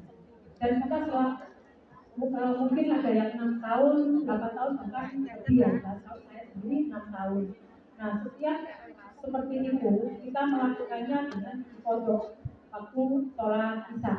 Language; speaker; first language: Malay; non-native, local second language; Javanese